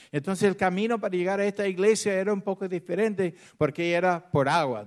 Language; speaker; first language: Spanish; non-native, fluent; English